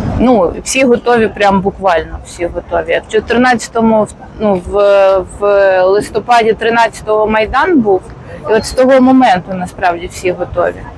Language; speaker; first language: Ukrainian; non-native, local second language; Russian